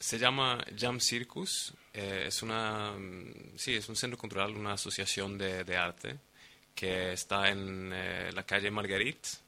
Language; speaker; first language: Spanish; non-native, fluent; Swedish